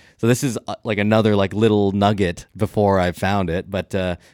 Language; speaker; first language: English; native; English